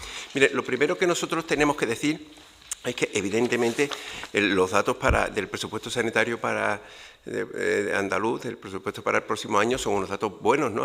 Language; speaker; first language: Spanish; native; Spanish